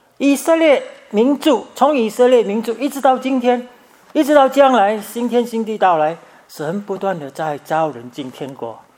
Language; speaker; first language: Chinese; native; Chinese